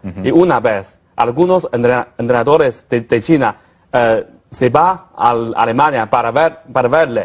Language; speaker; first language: Spanish; non-native, fluent; Chinese